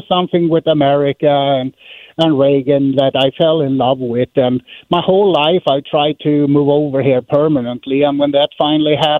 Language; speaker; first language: English; non-native, fluent; Swedish